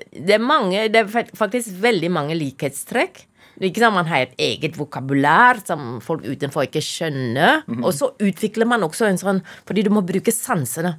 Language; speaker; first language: Norwegian; non-native, fluent; Chinese